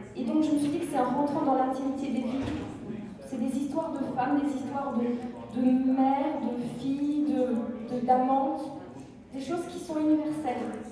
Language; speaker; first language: French; non-native, local second language; Kinyarwanda